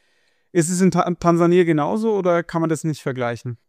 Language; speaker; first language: German; native; German